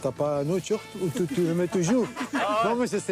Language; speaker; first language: French; non-native, local second language; Dutch